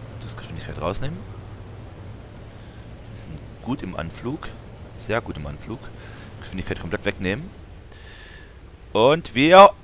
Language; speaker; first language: German; native; German